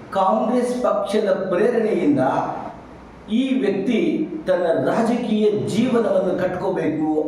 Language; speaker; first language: Kannada; native; Kannada